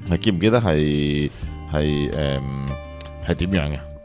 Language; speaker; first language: Cantonese; native; Cantonese